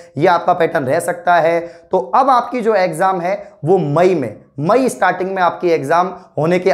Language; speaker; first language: Hindi; native; Hindi